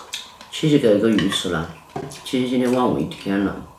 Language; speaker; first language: Chinese; native; Chinese